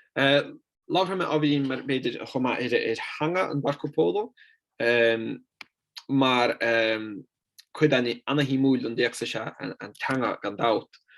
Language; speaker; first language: Irish; non-native, fluent; Italian